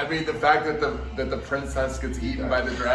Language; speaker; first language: English; native; English